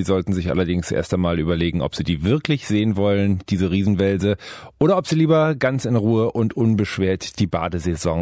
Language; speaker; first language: German; native; German